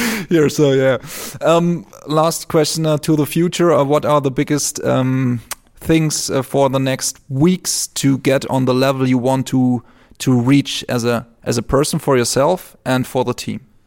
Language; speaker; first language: English; non-native, fluent; German